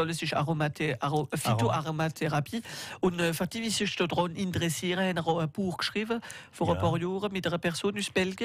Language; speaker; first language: German; native; German